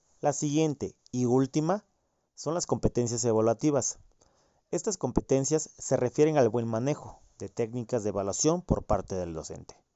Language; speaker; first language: Spanish; native; Spanish